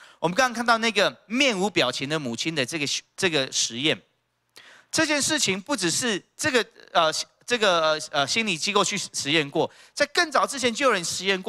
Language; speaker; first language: Chinese; native; Chinese